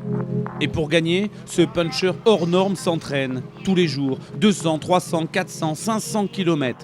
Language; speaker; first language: French; native; French